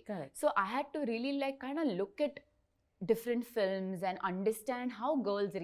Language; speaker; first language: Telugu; non-native, learner; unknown